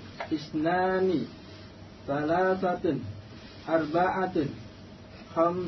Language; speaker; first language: Arabic; non-native, learner; Indonesian